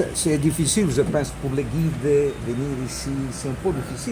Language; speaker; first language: French; non-native, learner; Italian